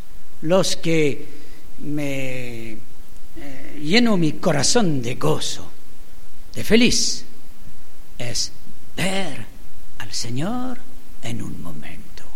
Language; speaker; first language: Spanish; non-native, learner; French